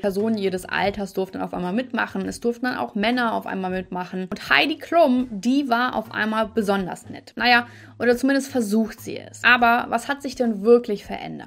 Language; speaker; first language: German; native; German